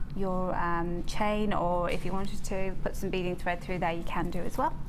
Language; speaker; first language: English; native; English